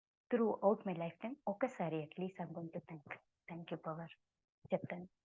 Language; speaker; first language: English; non-native, local second language; Telugu